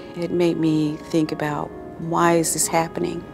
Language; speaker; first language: English; native; English